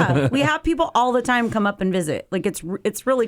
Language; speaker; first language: English; native; English